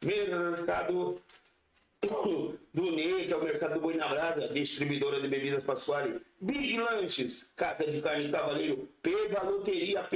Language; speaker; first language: Portuguese; native; Portuguese